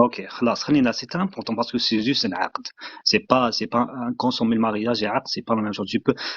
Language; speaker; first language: French; non-native, local second language; Arabic